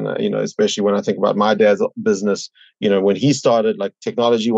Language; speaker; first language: English; native; English